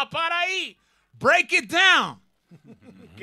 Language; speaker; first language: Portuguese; non-native, learner; Spanish